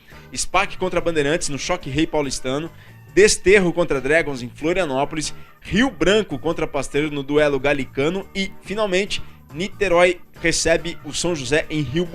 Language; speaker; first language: Portuguese; native; Portuguese